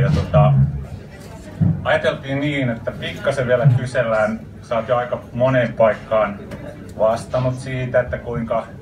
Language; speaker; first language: Finnish; native; Finnish